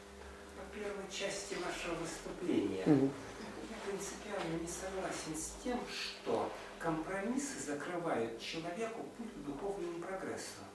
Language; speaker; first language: Russian; native; Russian